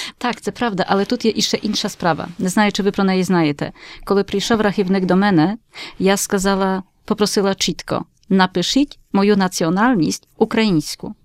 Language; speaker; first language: Ukrainian; early bilingual, heritage; Ukrainian